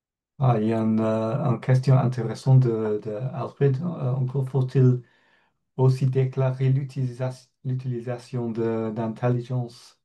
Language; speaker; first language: French; non-native, fluent; English